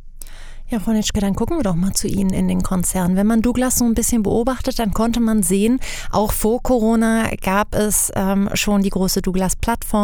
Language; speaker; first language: German; native; German